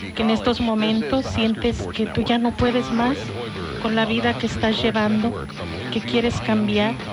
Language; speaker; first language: Spanish; native; Spanish